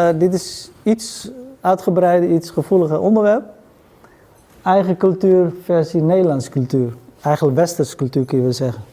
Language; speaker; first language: Dutch; non-native, fluent; Somali